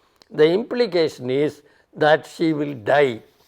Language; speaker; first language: English; non-native, local second language; Tamil